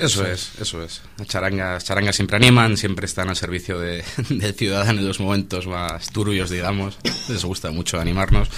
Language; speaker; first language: Spanish; native; Spanish